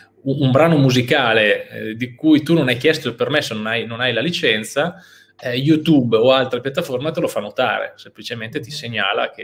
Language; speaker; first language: Italian; native; Italian